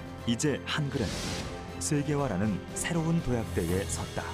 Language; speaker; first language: Korean; native; Korean